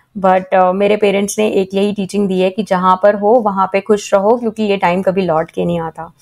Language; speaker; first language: Hindi; native; Hindi